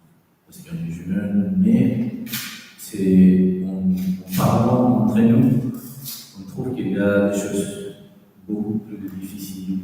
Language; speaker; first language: French; non-native, fluent; Spanish